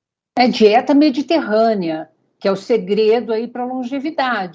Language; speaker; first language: Portuguese; native; Portuguese